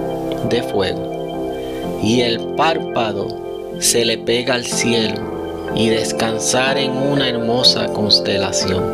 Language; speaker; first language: Spanish; native; Spanish